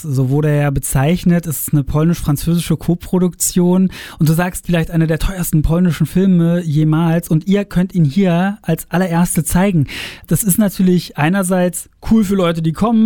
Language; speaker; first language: German; native; German